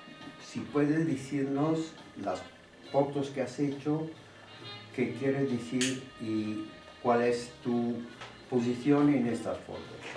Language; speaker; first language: Spanish; non-native, fluent; Italian